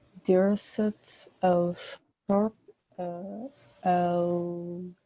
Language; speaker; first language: Arabic; non-native, learner; English